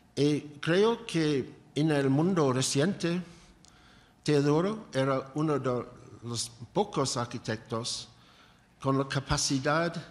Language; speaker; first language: Spanish; non-native, learner; English